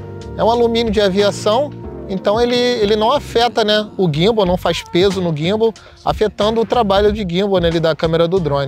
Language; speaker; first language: Portuguese; native; Portuguese